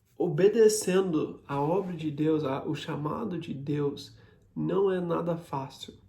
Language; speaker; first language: Portuguese; non-native, fluent; English